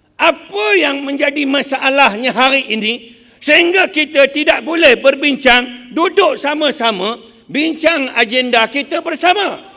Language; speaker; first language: Malay; non-native, local second language; Chinese